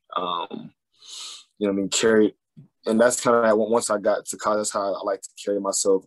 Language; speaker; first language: English; native; English